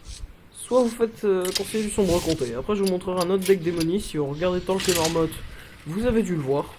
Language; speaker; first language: French; native; French